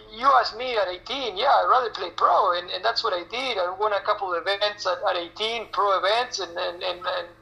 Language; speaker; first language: English; non-native, fluent; Spanish